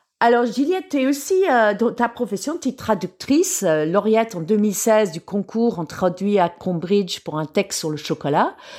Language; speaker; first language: French; non-native, fluent; English